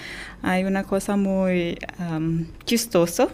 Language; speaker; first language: Spanish; non-native, fluent; Indonesian